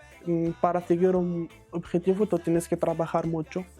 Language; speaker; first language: Spanish; non-native, learner; Arabic